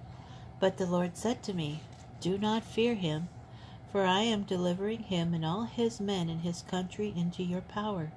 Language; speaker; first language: English; native; English